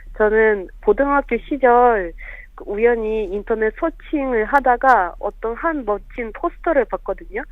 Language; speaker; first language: Korean; non-native, fluent; Russian